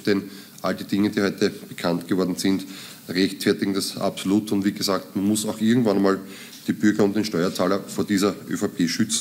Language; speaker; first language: German; native; German